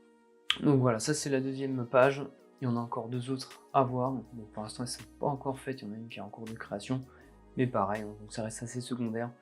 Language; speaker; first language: French; native; French